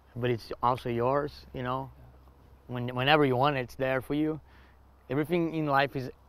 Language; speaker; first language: English; non-native, fluent; Portuguese